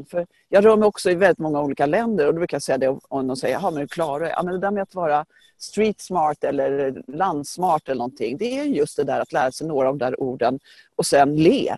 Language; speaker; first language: Swedish; native; Swedish